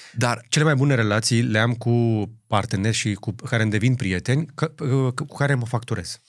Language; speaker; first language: Romanian; native; Romanian